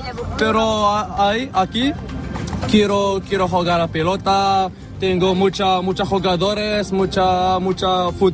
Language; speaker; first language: Spanish; non-native, learner; Arabic